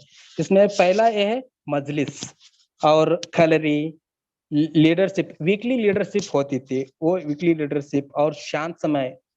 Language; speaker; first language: Hindi; non-native, learner; Kannada